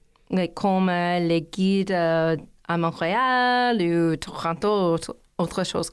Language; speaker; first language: French; non-native, learner; English